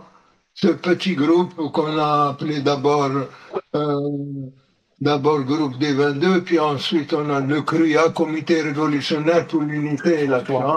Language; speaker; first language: French; non-native, local second language; Arabic